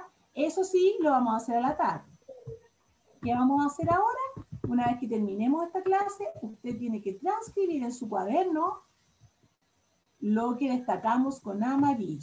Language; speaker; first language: Spanish; native; Spanish